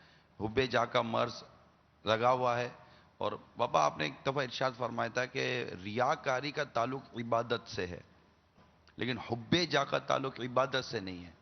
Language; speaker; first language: Urdu; native; Urdu